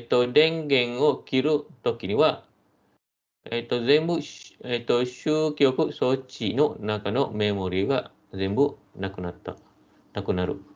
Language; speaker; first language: Japanese; non-native, fluent; Malay